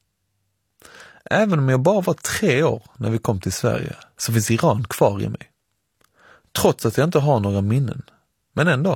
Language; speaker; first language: Swedish; early bilingual, other home language; Persian